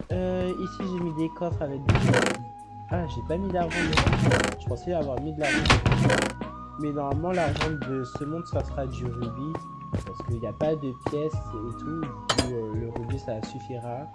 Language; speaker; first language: French; native; French